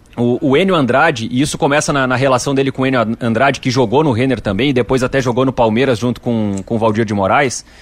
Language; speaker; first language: Portuguese; native; Portuguese